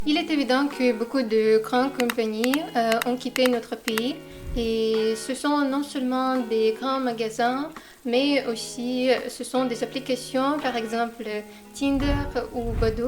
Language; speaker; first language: French; non-native, fluent; Russian